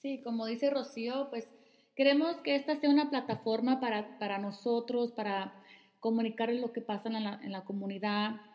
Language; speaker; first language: Spanish; early bilingual, heritage; Spanish